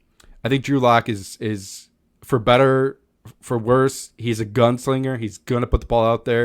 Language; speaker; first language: English; native; English